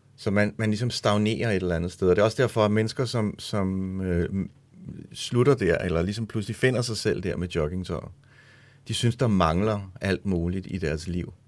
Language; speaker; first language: Danish; early bilingual, other home language; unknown